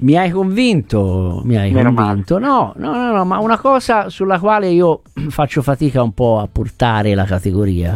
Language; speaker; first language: Italian; native; Italian